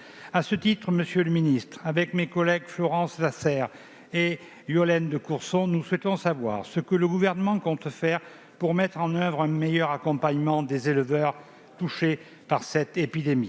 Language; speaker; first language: French; native; French